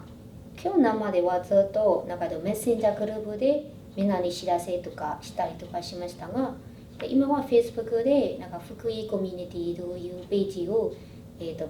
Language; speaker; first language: Japanese; non-native, fluent; Burmese